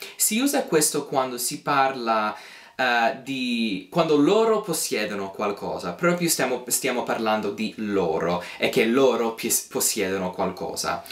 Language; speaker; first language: Italian; non-native, fluent; English